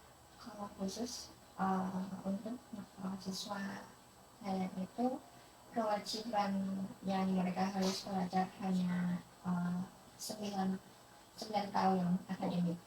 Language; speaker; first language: Indonesian; non-native, fluent; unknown